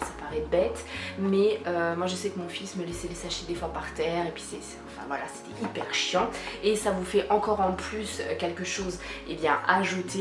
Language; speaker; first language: French; native; French